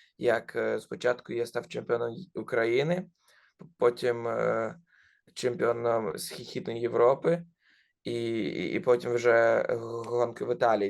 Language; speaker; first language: Ukrainian; non-native, local second language; Russian